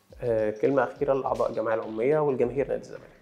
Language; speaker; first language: Arabic; native; Arabic